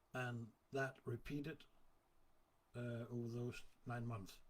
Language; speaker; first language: English; non-native, fluent; Danish